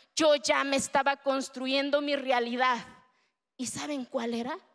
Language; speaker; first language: Spanish; early bilingual, other home language; Zapotec